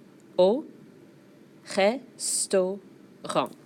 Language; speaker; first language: French; non-native, fluent; English